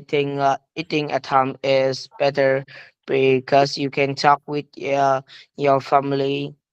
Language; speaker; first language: English; non-native, learner; Vietnamese